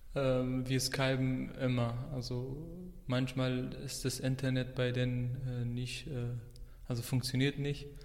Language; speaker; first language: German; non-native, fluent; Arabic